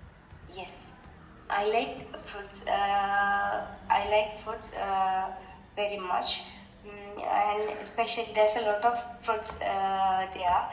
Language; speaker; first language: English; non-native, learner; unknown